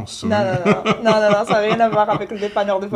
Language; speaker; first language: French; native; French